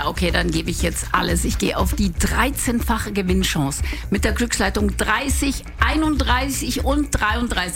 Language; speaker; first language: German; native; German